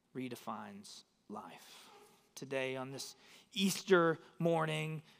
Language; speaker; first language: English; native; English